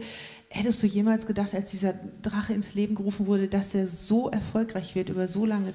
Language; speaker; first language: German; native; German